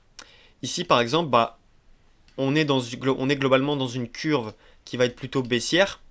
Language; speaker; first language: French; native; French